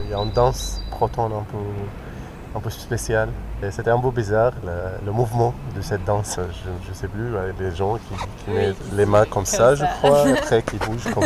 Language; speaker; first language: French; non-native, fluent; Arabic